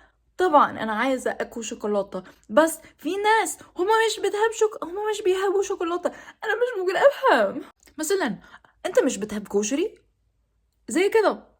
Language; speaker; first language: Arabic; non-native, learner; English